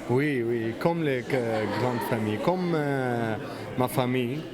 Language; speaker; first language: French; non-native, learner; Arabic